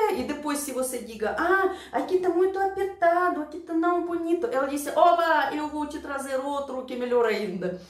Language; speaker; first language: Portuguese; non-native, fluent; Russian